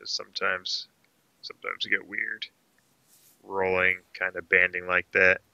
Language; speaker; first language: English; native; English